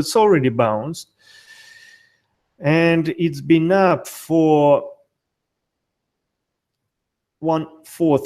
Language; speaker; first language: English; non-native, fluent; Russian